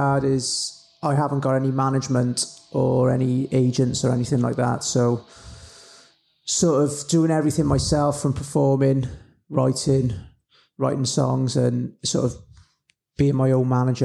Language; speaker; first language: English; native; English